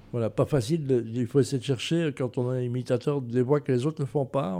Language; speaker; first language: French; native; French